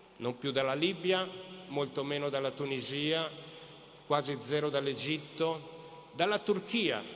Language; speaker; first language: Italian; native; Italian